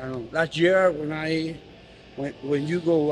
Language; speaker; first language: English; non-native, learner; Spanish